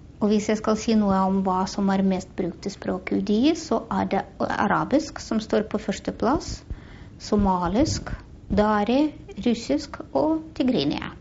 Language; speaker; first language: Norwegian; non-native, fluent; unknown